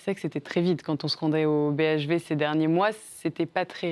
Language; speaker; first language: French; native; French